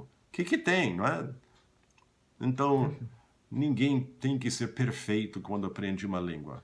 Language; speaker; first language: Portuguese; non-native, fluent; English